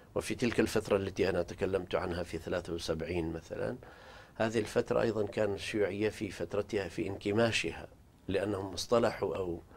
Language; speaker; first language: Arabic; non-native, local second language; Central Kurdish